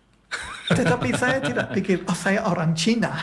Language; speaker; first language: Indonesian; non-native, fluent; English